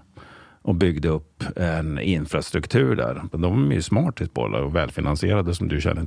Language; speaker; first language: Swedish; native; Swedish